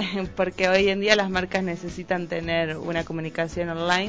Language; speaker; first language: Spanish; native; Spanish